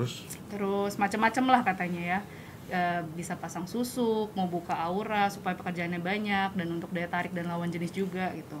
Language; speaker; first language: Indonesian; native; Indonesian